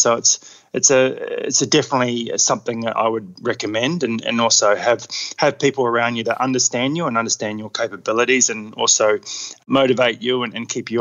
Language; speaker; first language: English; native; English